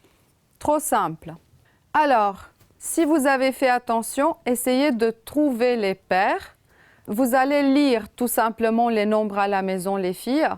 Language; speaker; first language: French; non-native, fluent; Romanian